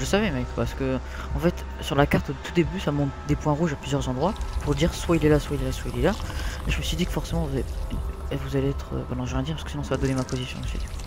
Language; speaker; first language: French; native; French